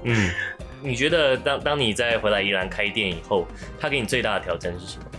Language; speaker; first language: Chinese; native; Chinese